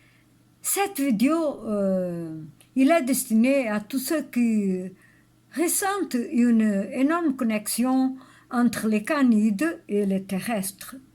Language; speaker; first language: French; non-native, learner; Portuguese